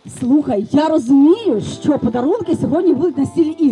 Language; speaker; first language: Ukrainian; native; Ukrainian